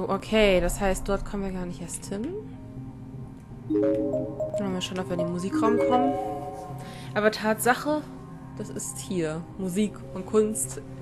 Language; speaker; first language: German; native; German